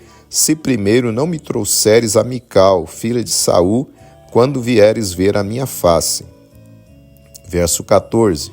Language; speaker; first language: Portuguese; native; Portuguese